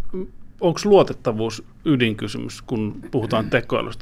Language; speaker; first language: Finnish; native; Finnish